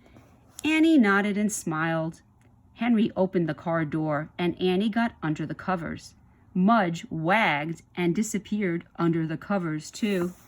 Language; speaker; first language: English; native; English